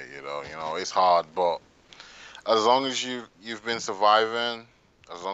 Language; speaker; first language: English; native; English